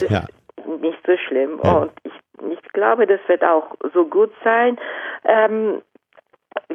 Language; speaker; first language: German; non-native, fluent; Japanese